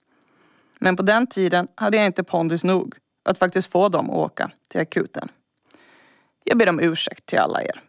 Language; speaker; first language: Swedish; native; Swedish